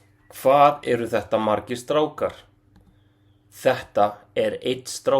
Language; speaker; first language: Icelandic; non-native, fluent; Arabic